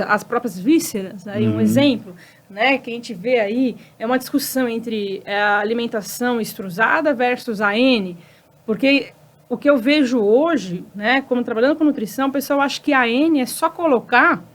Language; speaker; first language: Portuguese; native; Portuguese